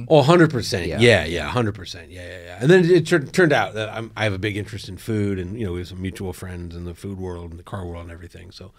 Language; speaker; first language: English; native; English